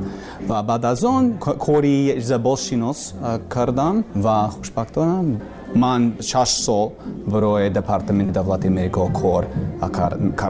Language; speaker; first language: Persian; non-native, learner; English